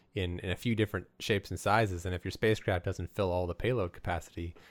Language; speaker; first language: English; native; English